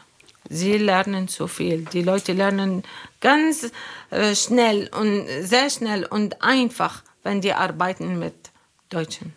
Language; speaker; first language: German; non-native, learner; Arabic